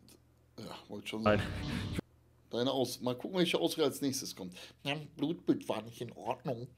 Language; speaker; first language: German; native; German